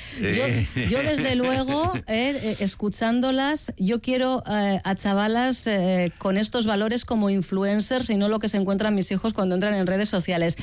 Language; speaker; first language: Spanish; native; Spanish